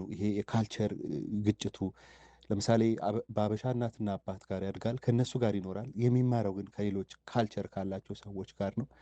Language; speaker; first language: Amharic; native; Amharic